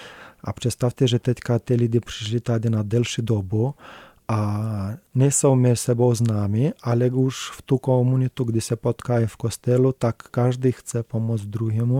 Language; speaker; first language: Czech; non-native, learner; Romanian